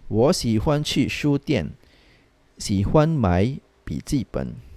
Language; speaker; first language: Chinese; non-native, fluent; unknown